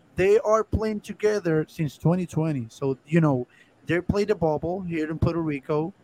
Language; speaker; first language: English; non-native, fluent; Spanish